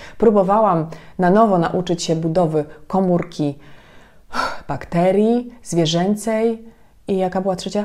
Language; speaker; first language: Polish; native; Polish